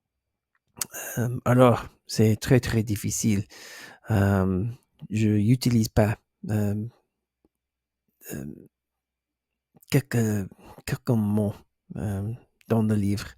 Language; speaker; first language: French; non-native, learner; English